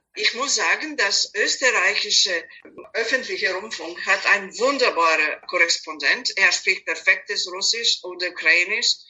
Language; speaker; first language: German; non-native, fluent; Serbian